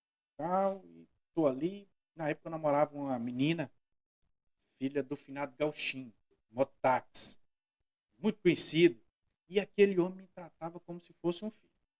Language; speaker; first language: Portuguese; native; Portuguese